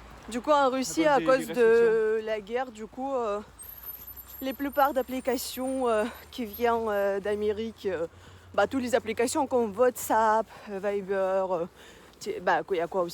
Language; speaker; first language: French; non-native, fluent; Russian